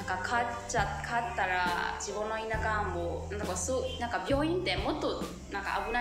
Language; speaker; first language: Japanese; non-native, fluent; Burmese